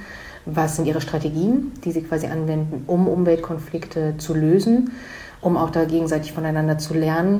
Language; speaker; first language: German; native; German